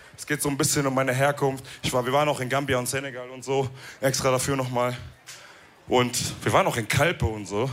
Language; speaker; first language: German; early bilingual, other home language; Wolof